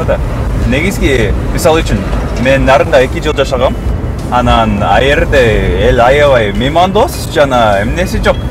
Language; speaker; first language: Kyrgyz; non-native, fluent; English